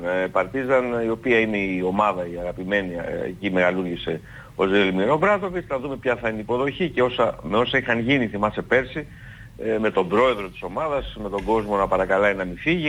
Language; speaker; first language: Greek; native; Greek